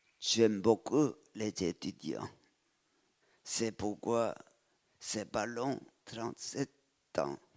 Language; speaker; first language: French; non-native, fluent; Korean